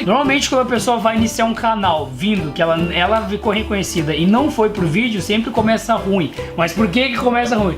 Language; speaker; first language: Portuguese; native; Portuguese